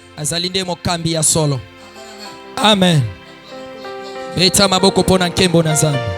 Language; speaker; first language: Lingala; native; Lingala